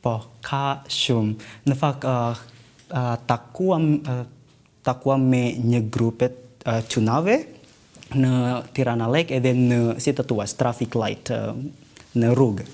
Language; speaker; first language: Albanian; non-native, learner; Indonesian